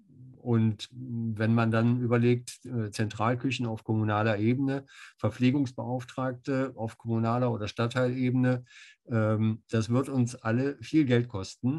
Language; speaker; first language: German; native; German